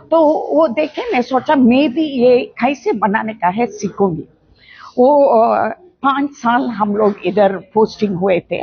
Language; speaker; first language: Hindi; non-native, local second language; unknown